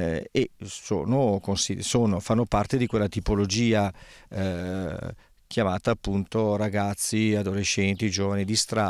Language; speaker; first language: Italian; native; Italian